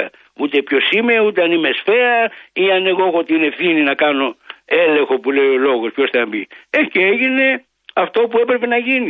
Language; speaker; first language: Greek; native; Greek